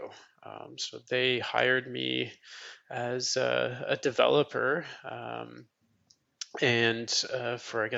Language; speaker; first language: English; native; English